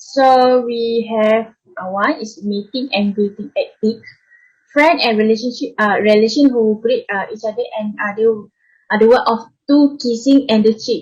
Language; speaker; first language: English; non-native, learner; Malay